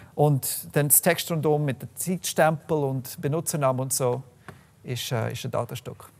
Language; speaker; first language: German; non-native, fluent; English